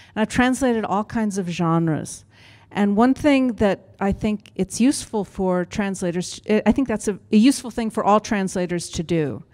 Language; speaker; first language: English; native; English